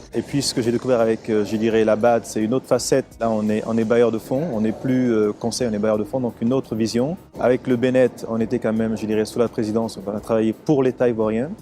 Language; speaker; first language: French; early bilingual, other home language; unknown